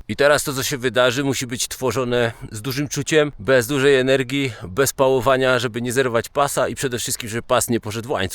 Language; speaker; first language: Polish; native; Polish